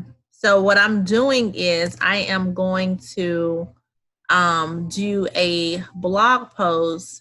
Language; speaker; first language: English; native; English